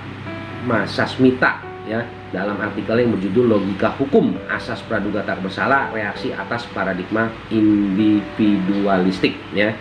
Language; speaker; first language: Indonesian; native; Indonesian